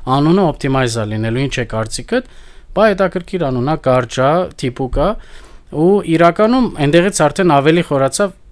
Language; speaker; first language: Armenian; early bilingual, heritage; Armenian